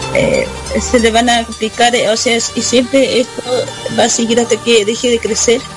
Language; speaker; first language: Spanish; native; Spanish